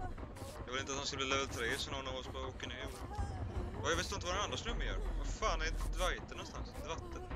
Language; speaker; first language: Swedish; native; Swedish